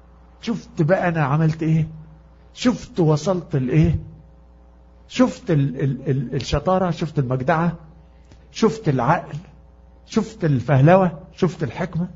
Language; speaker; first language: Arabic; native; Arabic